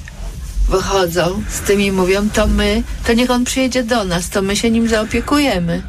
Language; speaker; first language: Polish; native; Polish